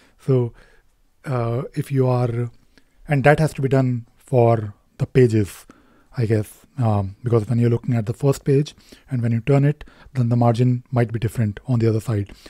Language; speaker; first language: English; non-native, local second language; Hindi